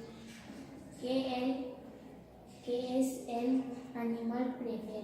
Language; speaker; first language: Catalan; early bilingual, other home language; Urdu